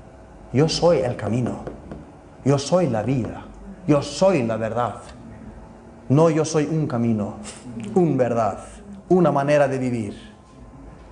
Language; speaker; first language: Spanish; non-native, fluent; Icelandic